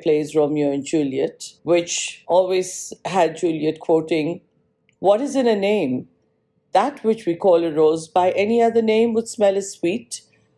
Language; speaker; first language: English; non-native, local second language; Marathi